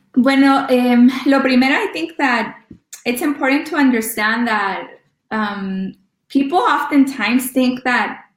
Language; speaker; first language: English; early bilingual, other home language; Spanish